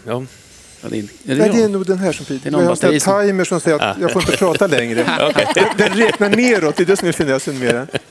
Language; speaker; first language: Swedish; native; Swedish